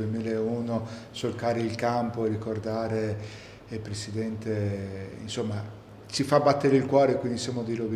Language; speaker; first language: Italian; native; Italian